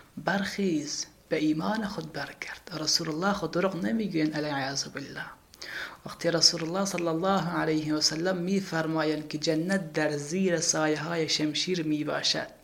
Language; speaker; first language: Persian; native; Persian